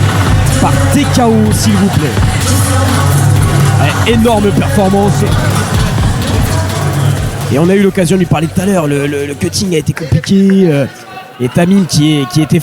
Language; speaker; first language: French; native; French